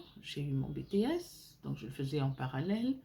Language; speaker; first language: French; native; French